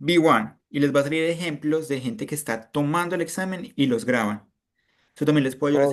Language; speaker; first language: Spanish; native; Spanish